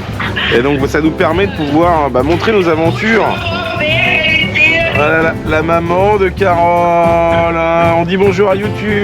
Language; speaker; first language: French; native; French